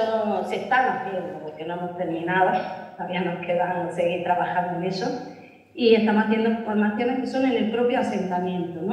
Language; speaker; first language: Spanish; native; Spanish